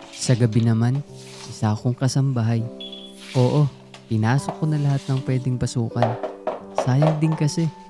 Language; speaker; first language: Filipino; native; Filipino